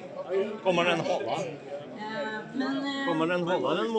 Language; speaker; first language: Swedish; non-native, fluent; Russian